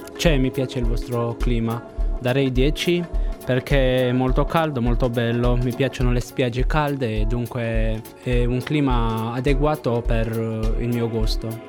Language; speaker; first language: Italian; non-native, fluent; Romanian